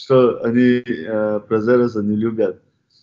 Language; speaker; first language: Russian; non-native, fluent; Chechen